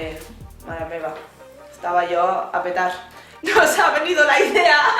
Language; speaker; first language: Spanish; non-native, local second language; Catalan